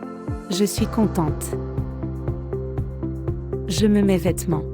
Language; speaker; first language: French; non-native, local second language; Malagasy